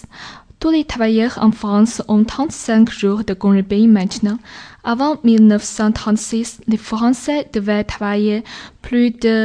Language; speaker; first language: French; non-native, learner; Chinese